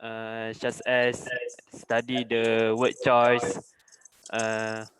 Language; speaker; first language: English; non-native, local second language; Malay